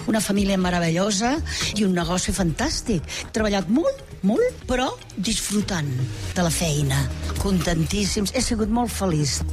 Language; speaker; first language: Catalan; native; Catalan